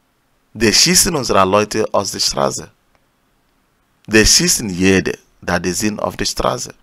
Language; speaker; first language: German; non-native, learner; Igbo